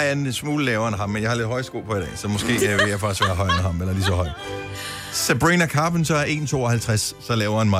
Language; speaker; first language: Danish; native; Danish